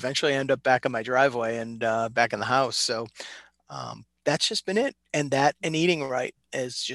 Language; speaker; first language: English; native; English